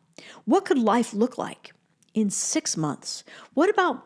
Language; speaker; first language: English; native; English